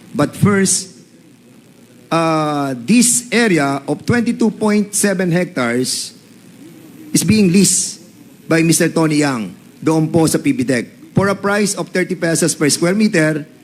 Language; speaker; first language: English; non-native, local second language; Filipino